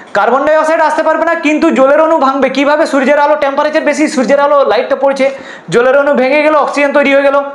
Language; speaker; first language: Bangla; non-native, local second language; Hindi